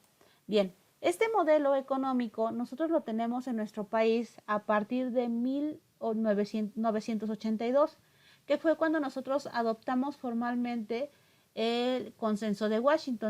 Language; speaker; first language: Spanish; native; Spanish